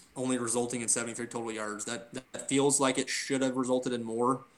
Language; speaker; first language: English; native; English